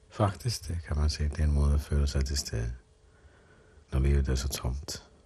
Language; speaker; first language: Danish; non-native, fluent; Finnish